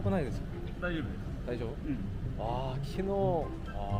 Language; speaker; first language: Japanese; non-native, learner; Korean